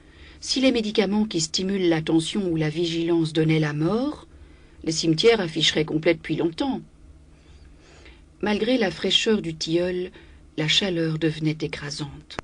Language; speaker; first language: French; native; French